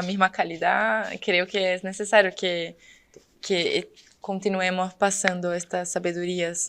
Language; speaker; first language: Spanish; non-native, fluent; Portuguese